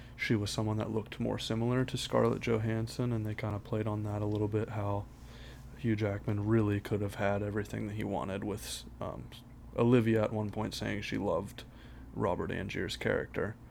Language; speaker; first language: English; native; English